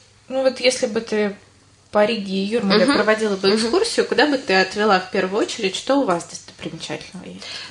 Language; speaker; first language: Russian; native; Russian